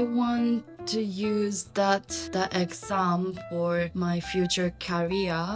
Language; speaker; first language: English; non-native, learner; Japanese